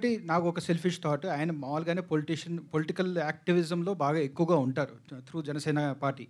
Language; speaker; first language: Telugu; native; Telugu